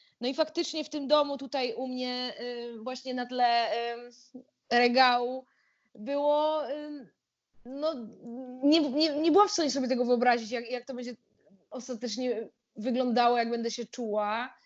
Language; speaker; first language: Polish; native; Polish